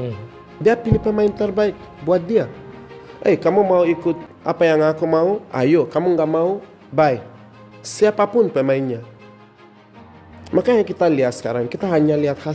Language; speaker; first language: Indonesian; non-native, fluent; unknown